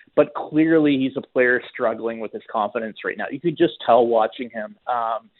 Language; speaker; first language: English; native; English